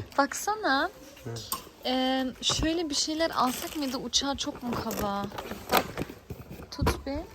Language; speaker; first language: Turkish; early bilingual, heritage; Turkish